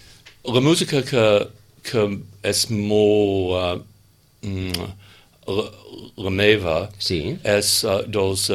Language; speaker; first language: Catalan; non-native, learner; English